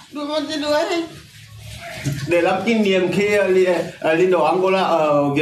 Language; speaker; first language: Vietnamese; non-native, fluent; Portuguese